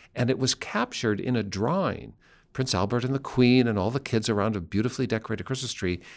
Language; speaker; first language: English; native; English